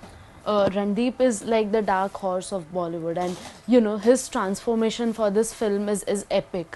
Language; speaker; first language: English; non-native, local second language; Hindi